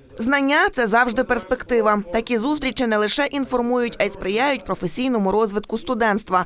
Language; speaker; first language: Ukrainian; native; Ukrainian